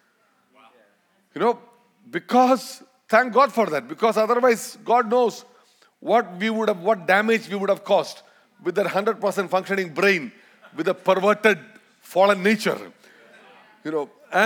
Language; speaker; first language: English; non-native, local second language; Malayalam